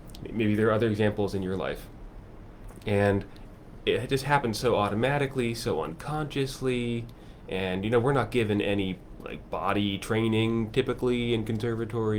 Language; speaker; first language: English; native; English